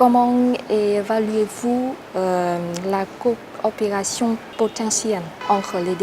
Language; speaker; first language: French; non-native, fluent; Vietnamese